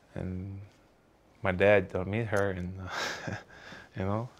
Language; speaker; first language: English; non-native, learner; Russian